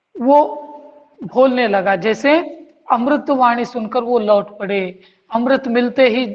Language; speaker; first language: Hindi; non-native, local second language; Kannada